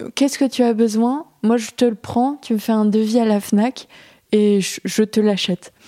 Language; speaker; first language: French; native; French